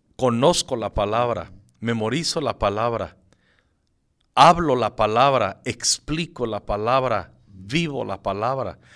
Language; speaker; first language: Spanish; native; Spanish